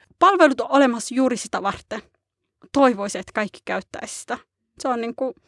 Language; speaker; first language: Finnish; early bilingual, other home language; Somali